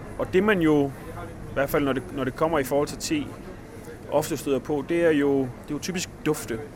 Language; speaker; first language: Danish; native; Danish